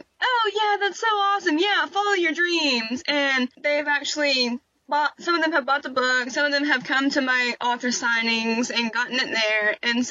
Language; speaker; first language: English; native; English